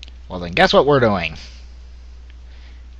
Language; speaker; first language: English; native; English